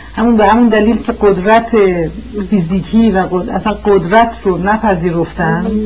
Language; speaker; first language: Persian; early bilingual, heritage; Persian